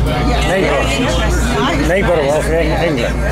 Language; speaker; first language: English; non-native, learner; Polish